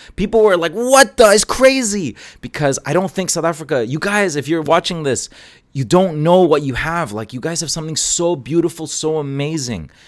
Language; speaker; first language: English; non-native, local second language; Cantonese